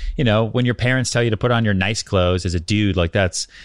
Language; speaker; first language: English; native; English